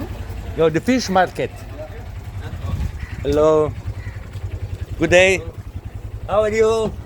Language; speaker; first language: English; non-native, learner; Slovenian